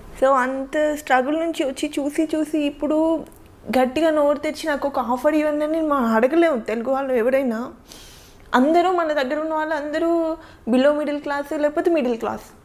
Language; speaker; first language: Telugu; native; Telugu